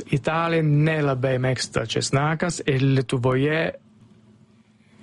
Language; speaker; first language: Lithuanian; non-native, fluent; Italian